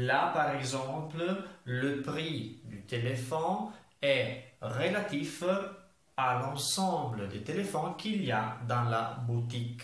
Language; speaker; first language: French; non-native, fluent; Italian